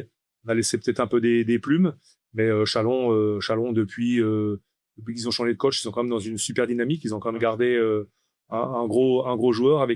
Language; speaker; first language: French; native; French